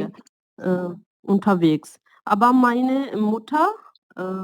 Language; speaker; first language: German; non-native, learner; Urdu